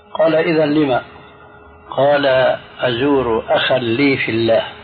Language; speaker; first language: Arabic; early bilingual, other home language; Albanian